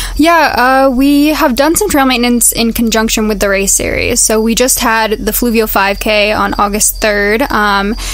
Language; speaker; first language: English; native; English